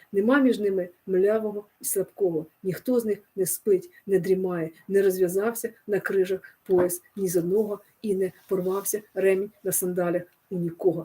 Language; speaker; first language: Ukrainian; non-native, local second language; Russian